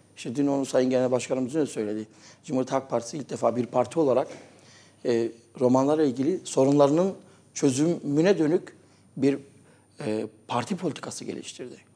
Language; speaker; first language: Turkish; native; Turkish